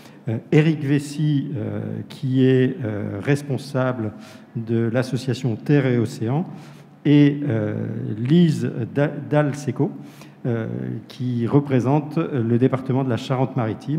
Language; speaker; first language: French; native; French